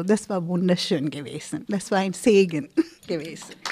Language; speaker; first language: German; non-native, learner; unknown